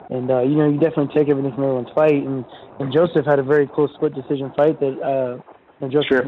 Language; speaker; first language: English; native; English